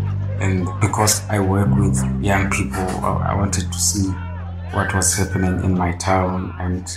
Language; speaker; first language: English; non-native, local second language; Zulu